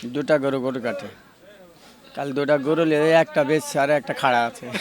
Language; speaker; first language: Bangla; native; Bangla